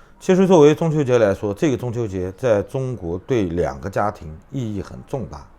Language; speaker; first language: Chinese; native; Chinese